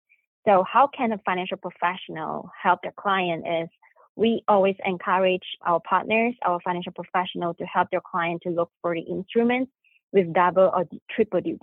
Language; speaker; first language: English; non-native, local second language; Chinese